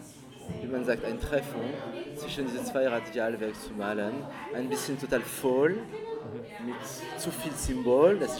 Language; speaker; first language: German; non-native, learner; French